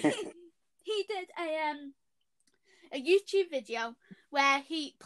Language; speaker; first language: English; native; English